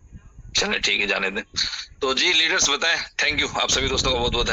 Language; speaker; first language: Hindi; native; Hindi